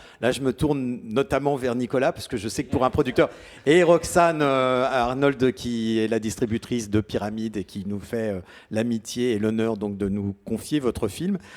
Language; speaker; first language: French; native; French